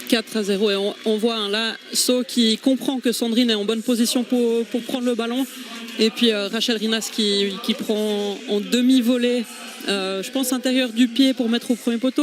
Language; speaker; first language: French; native; French